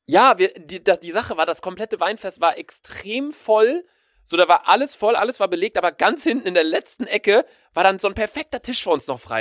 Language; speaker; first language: German; native; German